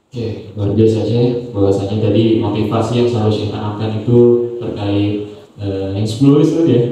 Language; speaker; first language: Indonesian; native; Indonesian